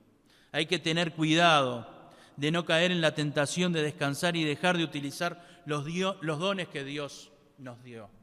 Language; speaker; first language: Spanish; native; Spanish